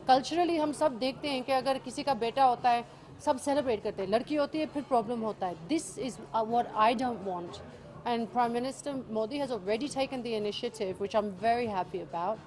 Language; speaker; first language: Hindi; early bilingual, heritage; English